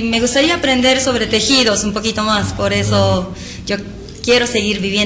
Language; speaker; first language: Spanish; non-native, learner; Japanese